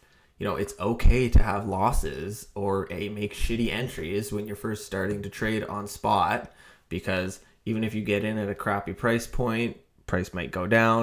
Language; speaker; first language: English; native; English